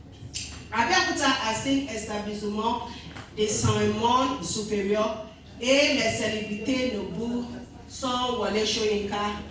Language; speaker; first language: French; non-native, learner; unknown